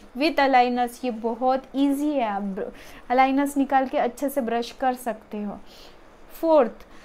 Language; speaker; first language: Hindi; non-native, local second language; Marathi